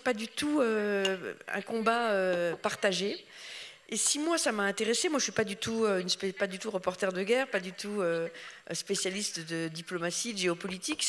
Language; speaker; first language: French; native; French